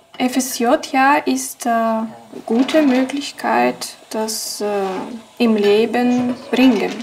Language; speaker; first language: German; non-native, learner; Macedonian